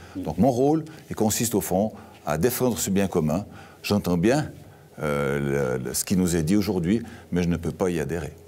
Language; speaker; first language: French; native; French